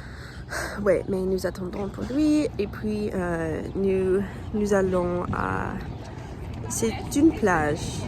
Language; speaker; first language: French; non-native, learner; English